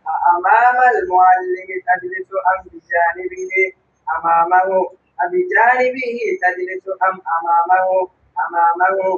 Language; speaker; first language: Arabic; non-native, learner; Bangla